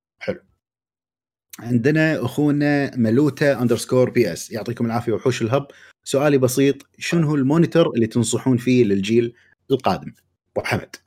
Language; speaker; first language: Arabic; native; Arabic